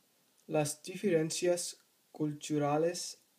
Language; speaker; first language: Spanish; non-native, learner; English